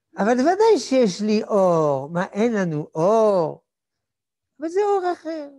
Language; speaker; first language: Hebrew; non-native, fluent; French